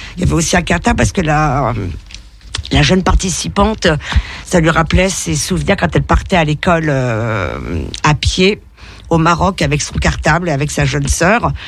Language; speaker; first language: French; native; French